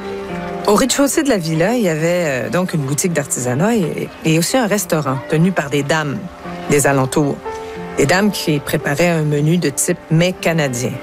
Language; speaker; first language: French; native; French